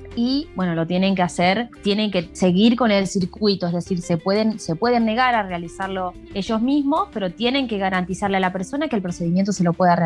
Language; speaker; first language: Spanish; native; Spanish